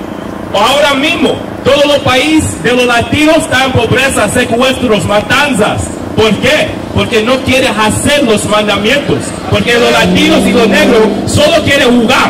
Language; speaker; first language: Spanish; non-native, learner; English